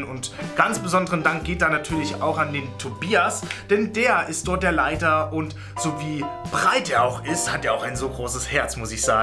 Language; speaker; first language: German; native; German